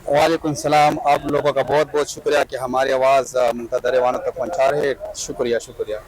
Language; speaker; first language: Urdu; early bilingual, other home language; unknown